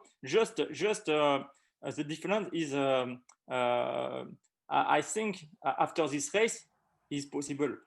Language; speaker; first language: English; non-native, learner; French